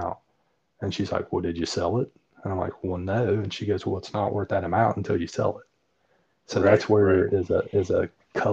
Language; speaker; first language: English; native; English